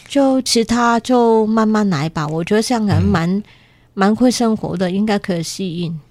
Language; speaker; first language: Chinese; non-native, local second language; Cantonese